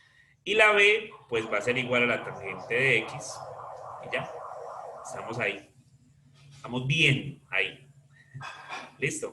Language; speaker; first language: Spanish; native; Spanish